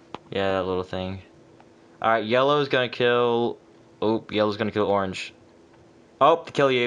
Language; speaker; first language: English; native; English